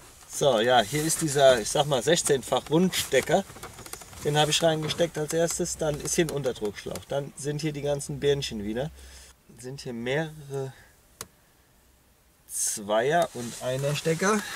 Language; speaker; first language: German; native; German